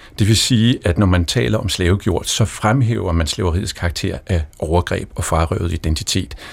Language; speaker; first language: Danish; native; Danish